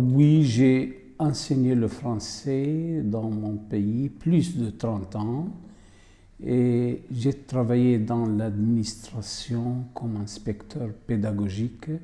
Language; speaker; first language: French; non-native, fluent; Arabic